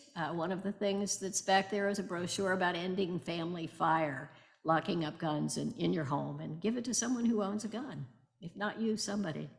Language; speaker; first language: English; native; English